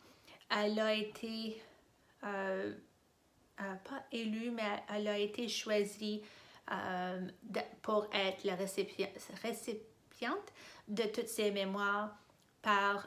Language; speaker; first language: French; non-native, fluent; English